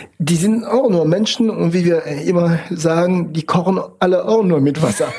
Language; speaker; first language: German; non-native, fluent; French